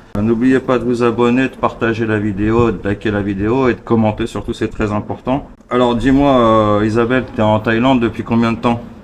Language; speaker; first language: French; native; French